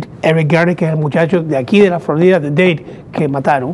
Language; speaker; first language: Spanish; native; Spanish